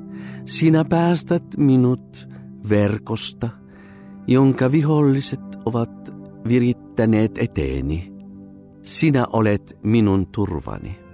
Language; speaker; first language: Finnish; non-native, fluent; Bulgarian